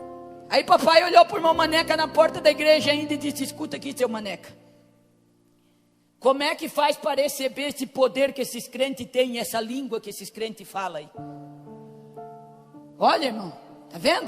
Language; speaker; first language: Portuguese; native; Portuguese